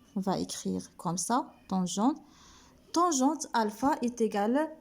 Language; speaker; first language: French; non-native, local second language; Arabic